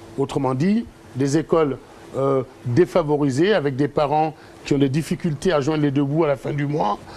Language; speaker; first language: French; early bilingual, other home language; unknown